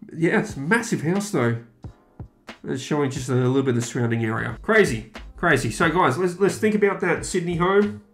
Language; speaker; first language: English; native; English